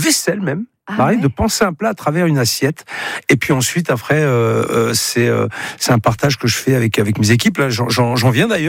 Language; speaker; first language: French; native; French